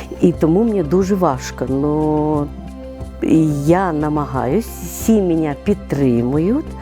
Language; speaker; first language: Ukrainian; non-native, learner; Russian